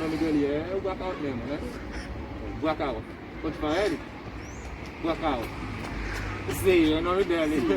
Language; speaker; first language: Portuguese; non-native, learner; Haitian Creole